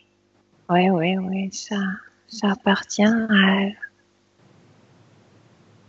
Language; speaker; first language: French; non-native, fluent; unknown